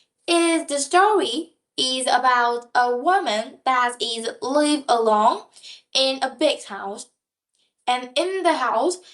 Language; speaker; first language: English; non-native, learner; Vietnamese